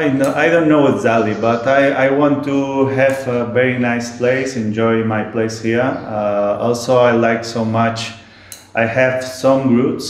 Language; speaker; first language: English; non-native, learner; Spanish